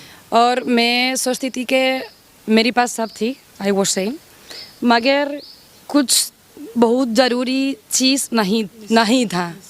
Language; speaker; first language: Hindi; non-native, learner; Spanish